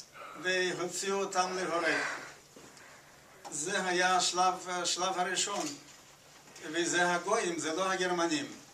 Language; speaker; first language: Hebrew; non-native, fluent; Yiddish